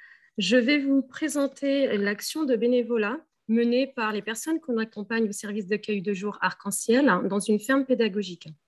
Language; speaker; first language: French; native; French